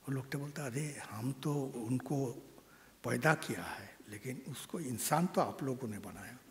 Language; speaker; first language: Hindi; non-native, local second language; Bangla